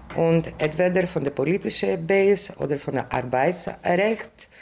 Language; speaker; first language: German; non-native, fluent; Greek